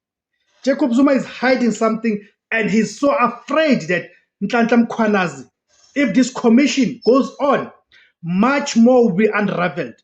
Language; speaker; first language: English; non-native, local second language; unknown